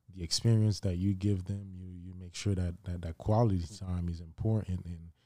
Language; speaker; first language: English; early bilingual, other home language; Haitian Creole